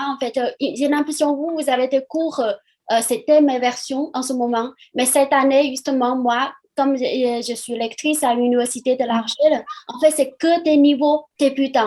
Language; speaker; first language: French; non-native, fluent; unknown